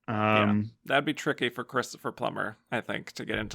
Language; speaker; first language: English; native; English